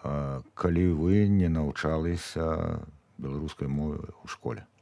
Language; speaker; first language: Belarusian; non-native, learner; Ukrainian